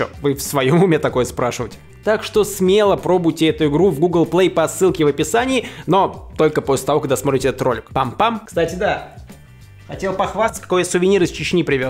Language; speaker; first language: Russian; native; Russian